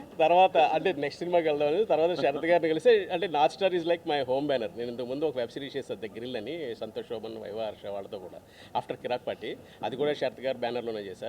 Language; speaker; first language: Telugu; native; Telugu